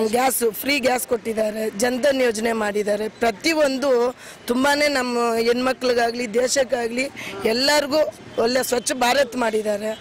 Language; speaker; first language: Kannada; native; Kannada